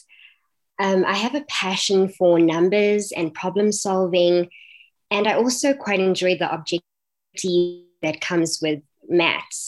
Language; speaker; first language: English; native; English